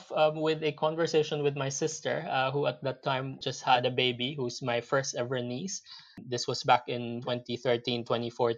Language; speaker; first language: English; non-native, local second language; Filipino